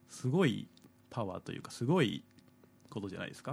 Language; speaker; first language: Japanese; native; Japanese